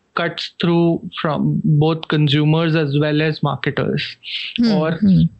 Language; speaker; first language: English; non-native, local second language; Hindi